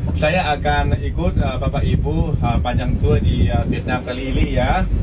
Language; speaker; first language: Indonesian; non-native, learner; Vietnamese